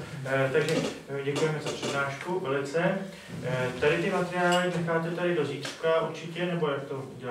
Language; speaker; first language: Czech; native; Czech